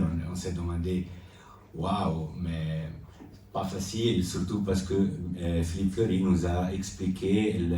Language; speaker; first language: French; non-native, local second language; Italian